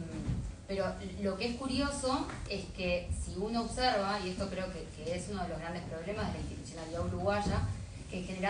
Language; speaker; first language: Spanish; native; Spanish